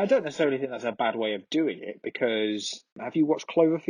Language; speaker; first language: English; native; English